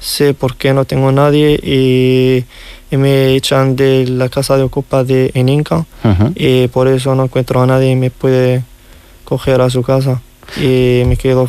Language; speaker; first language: Spanish; non-native, learner; Riffian